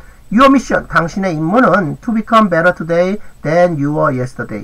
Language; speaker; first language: English; non-native, fluent; Korean